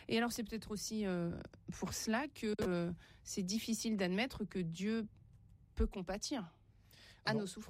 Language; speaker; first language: French; native; French